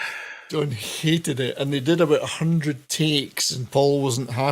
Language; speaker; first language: English; native; English